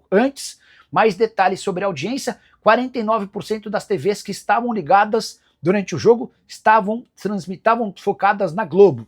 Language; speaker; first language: Portuguese; native; Portuguese